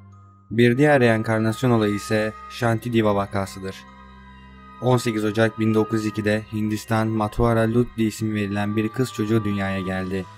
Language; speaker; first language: Turkish; native; Turkish